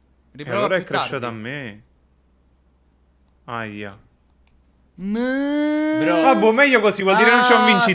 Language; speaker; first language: Italian; native; Italian